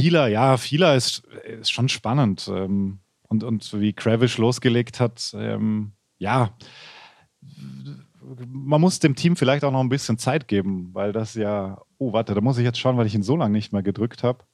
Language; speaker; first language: German; native; German